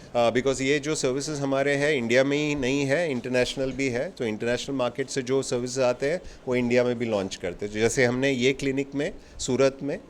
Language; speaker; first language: Hindi; non-native, local second language; Malayalam